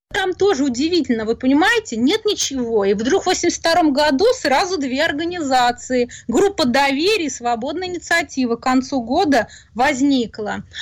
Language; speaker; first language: Russian; native; Russian